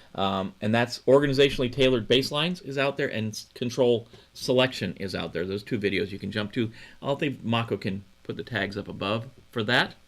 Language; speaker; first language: English; native; English